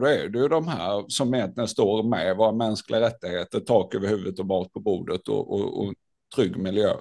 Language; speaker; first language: Swedish; native; Swedish